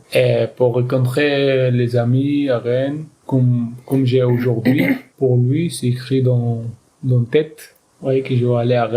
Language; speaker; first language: French; non-native, learner; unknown